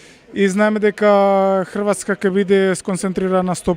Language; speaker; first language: Macedonian; non-native, learner; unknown